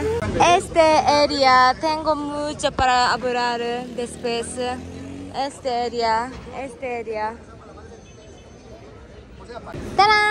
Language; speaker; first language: Spanish; non-native, learner; Japanese